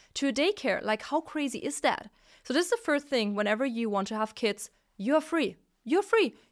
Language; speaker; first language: English; non-native, fluent; Italian